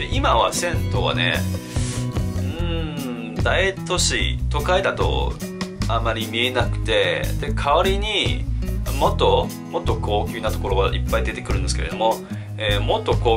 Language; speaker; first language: Japanese; non-native, fluent; Chinese